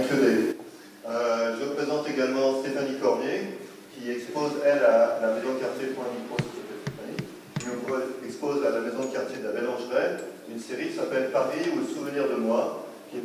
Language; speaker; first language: French; native; French